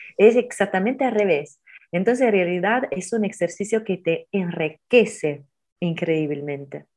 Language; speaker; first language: Spanish; non-native, fluent; Italian